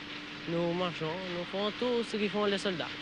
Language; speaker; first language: French; non-native, learner; Albanian